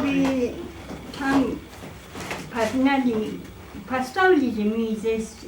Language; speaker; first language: Russian; non-native, local second language; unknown